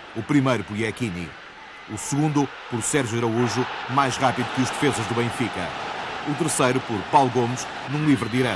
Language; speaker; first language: Portuguese; native; Portuguese